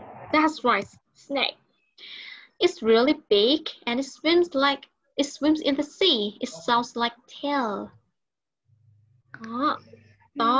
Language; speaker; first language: English; non-native, learner; Vietnamese